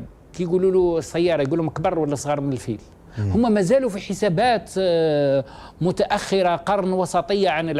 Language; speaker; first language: Arabic; native; Arabic